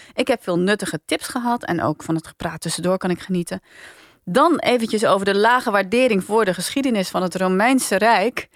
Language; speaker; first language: Dutch; native; Dutch